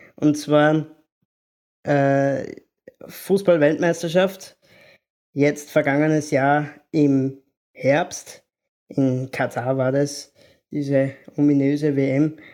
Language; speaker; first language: German; native; German